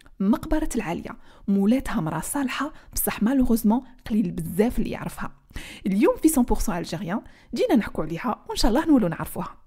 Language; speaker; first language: Arabic; native; Arabic